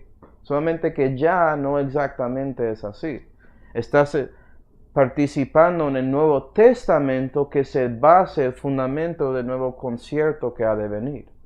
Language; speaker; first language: Spanish; early bilingual, heritage; Spanish